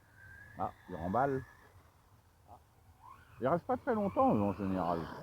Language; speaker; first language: French; native; French